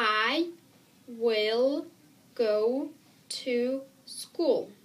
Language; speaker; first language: English; non-native, fluent; Russian